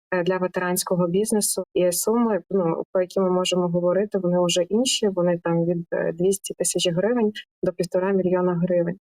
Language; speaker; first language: Ukrainian; native; Ukrainian